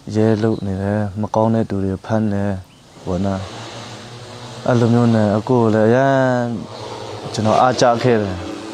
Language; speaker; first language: Burmese; non-native, local second language; Hakha Chin